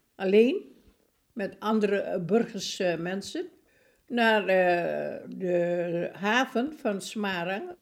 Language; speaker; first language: Dutch; non-native, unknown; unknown